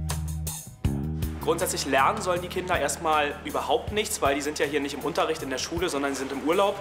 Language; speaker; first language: German; native; German